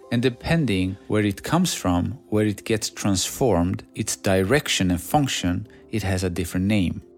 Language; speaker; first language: English; non-native, fluent; Swedish